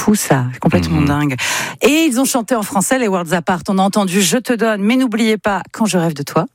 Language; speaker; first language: French; native; French